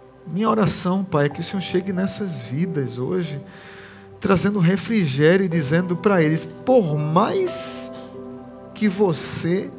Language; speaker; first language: Portuguese; native; Portuguese